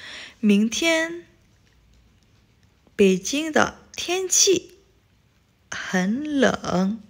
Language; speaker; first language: Chinese; non-native, fluent; Indonesian